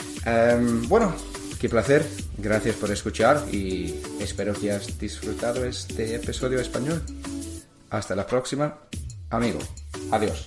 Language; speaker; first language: Spanish; non-native, learner; English